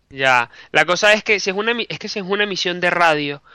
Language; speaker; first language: Spanish; native; Spanish